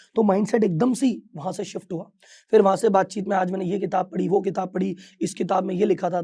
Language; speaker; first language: Hindi; native; Hindi